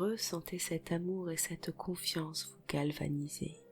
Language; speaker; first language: French; native; French